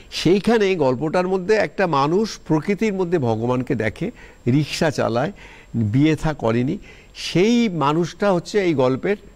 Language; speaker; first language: Bangla; native; Bangla